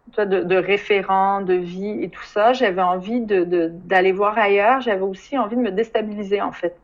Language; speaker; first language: French; native; French